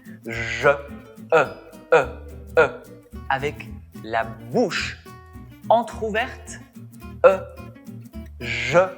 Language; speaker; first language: French; non-native, fluent; Spanish